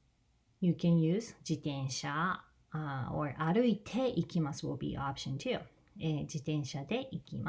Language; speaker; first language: Japanese; non-native, fluent; English